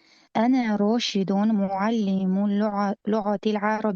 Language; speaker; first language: Arabic; non-native, learner; Uzbek